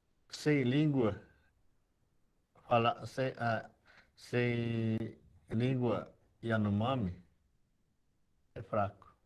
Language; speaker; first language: Portuguese; non-native, local second language; Yanomámi